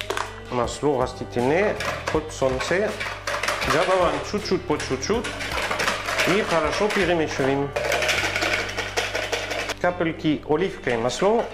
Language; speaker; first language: Russian; non-native, learner; French